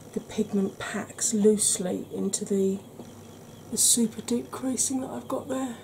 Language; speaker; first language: English; native; English